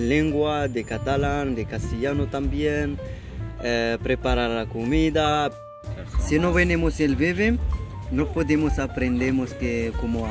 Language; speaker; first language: Spanish; non-native, learner; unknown